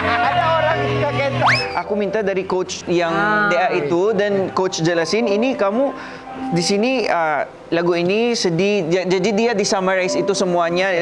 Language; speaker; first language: Indonesian; non-native, fluent; Filipino